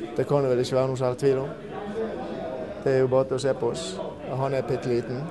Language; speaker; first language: Norwegian; native; Norwegian